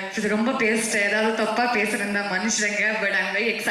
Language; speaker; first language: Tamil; non-native, learner; Kannada